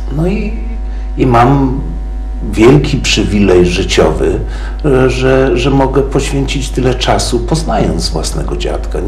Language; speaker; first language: Polish; early bilingual, heritage; Polish